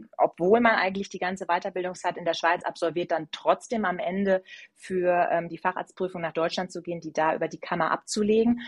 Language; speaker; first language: German; native; German